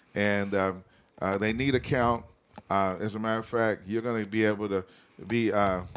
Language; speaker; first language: English; native; English